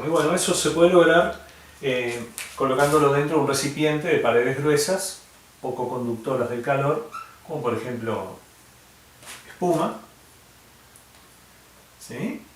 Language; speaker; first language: Spanish; native; Spanish